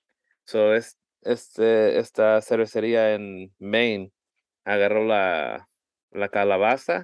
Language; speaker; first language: Spanish; early bilingual, heritage; Spanish